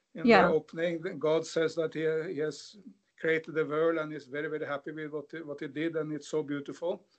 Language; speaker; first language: English; non-native, fluent; Norwegian